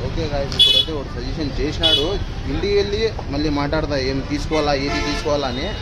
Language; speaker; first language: Telugu; non-native, local second language; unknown